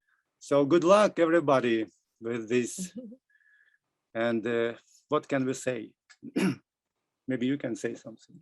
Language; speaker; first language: English; non-native, fluent; Russian